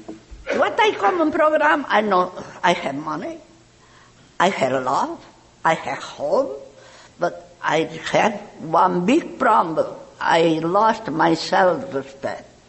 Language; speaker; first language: English; non-native, learner; Catalan